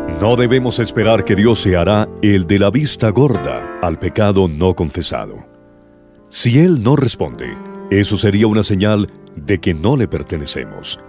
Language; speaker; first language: Spanish; native; Spanish